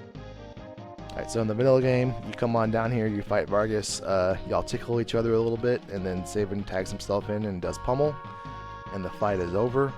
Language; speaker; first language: English; native; English